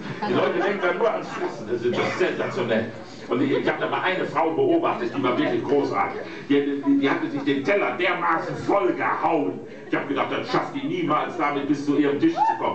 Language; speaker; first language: German; native; German